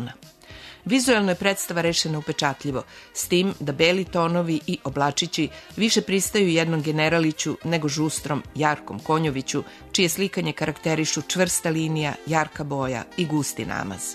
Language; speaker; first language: Serbian; native; Serbian